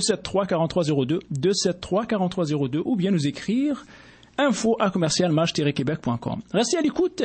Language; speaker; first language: French; native; French